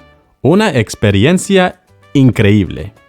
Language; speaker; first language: Spanish; non-native, fluent; English